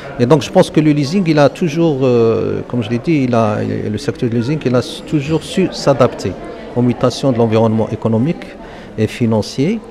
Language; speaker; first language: French; non-native, local second language; Arabic